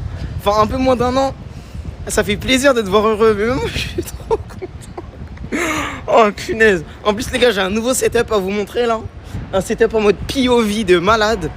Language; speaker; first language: French; native; French